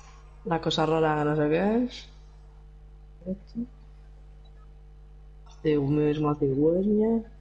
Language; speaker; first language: Spanish; native; Spanish